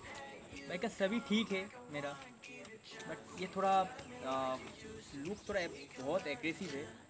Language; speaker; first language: Hindi; non-native, local second language; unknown